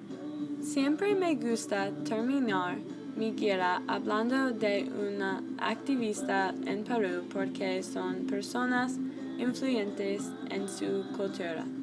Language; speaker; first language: Spanish; non-native, learner; English